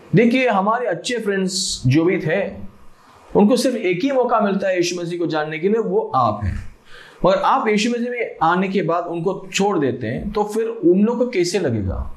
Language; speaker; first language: Hindi; non-native, local second language; Malayalam